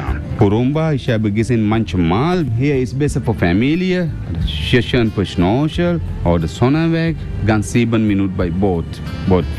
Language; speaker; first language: German; non-native, learner; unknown